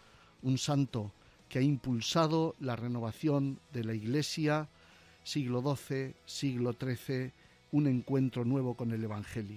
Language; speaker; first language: Spanish; native; Spanish